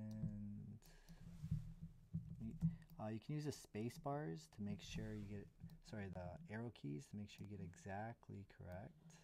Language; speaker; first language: English; native; English